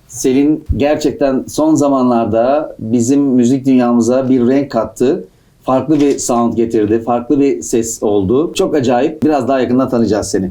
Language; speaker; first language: Turkish; native; Turkish